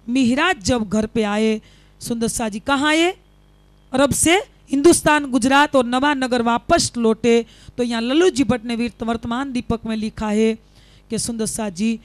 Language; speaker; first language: Hindi; non-native, local second language; Gujarati